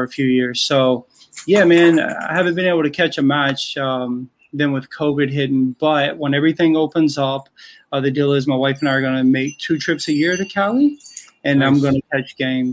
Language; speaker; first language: English; native; English